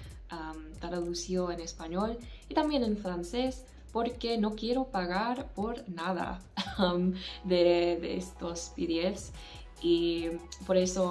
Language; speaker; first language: Spanish; non-native, fluent; English